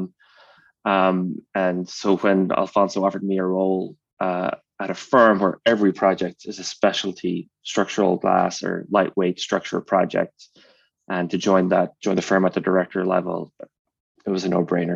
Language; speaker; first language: English; native; English